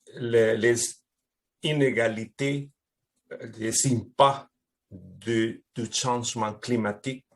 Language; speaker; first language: French; non-native, fluent; Spanish